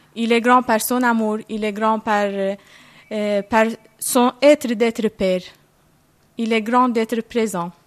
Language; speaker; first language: French; non-native, fluent; Persian